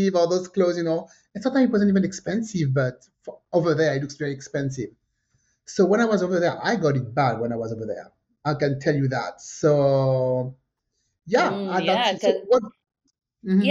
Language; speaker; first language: English; non-native, fluent; French